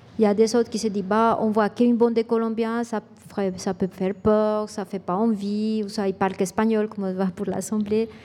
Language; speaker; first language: French; non-native, fluent; Spanish